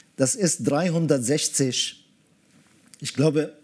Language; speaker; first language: German; early bilingual, other home language; Arabic